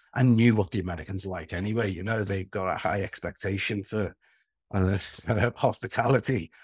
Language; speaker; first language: English; native; English